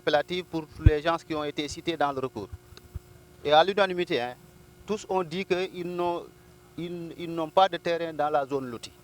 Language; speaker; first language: French; non-native, local second language; Wolof